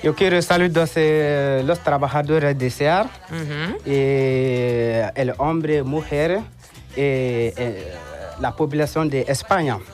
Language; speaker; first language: Spanish; non-native, learner; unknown